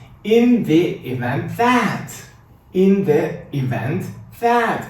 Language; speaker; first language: English; non-native, fluent; Turkish